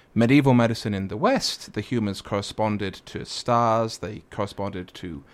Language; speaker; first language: English; native; English